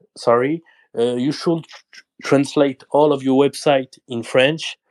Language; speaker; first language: English; non-native, learner; French